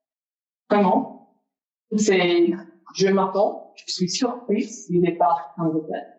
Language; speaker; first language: French; non-native, fluent; English